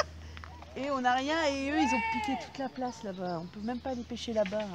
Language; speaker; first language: French; native; French